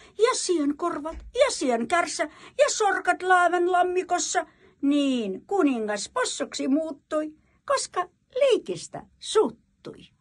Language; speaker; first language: Finnish; non-native, fluent; Russian